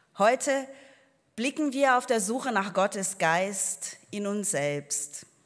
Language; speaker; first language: German; non-native, fluent; Portuguese